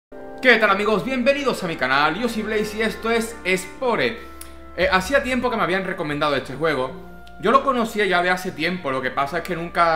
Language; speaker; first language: Spanish; native; Spanish